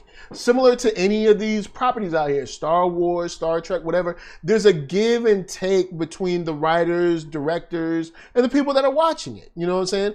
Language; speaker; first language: English; native; English